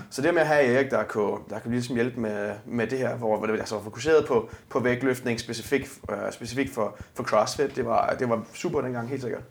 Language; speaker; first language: Danish; native; Danish